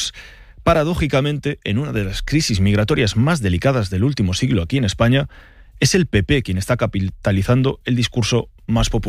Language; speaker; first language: Spanish; native; Spanish